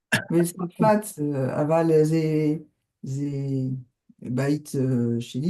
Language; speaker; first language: Hebrew; non-native, learner; French